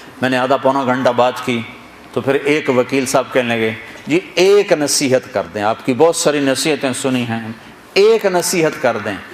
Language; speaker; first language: Urdu; non-native, local second language; Punjabi